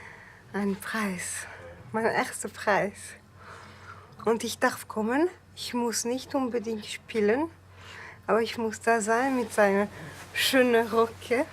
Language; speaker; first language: German; non-native, learner; French